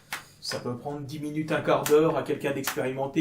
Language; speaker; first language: French; native; French